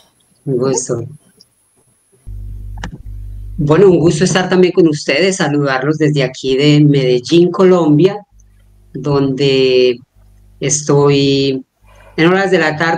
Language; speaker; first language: Spanish; native; Spanish